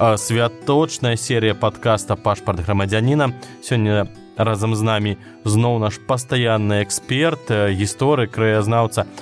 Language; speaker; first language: Belarusian; non-native, local second language; Russian